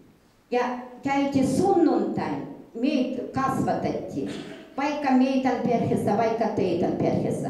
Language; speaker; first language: Finnish; early bilingual, heritage; Finnish